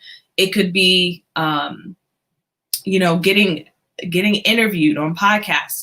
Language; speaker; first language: English; native; English